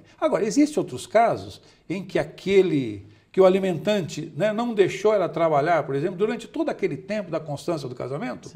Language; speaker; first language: Portuguese; native; Portuguese